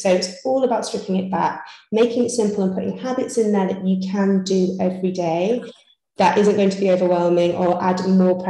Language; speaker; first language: English; native; English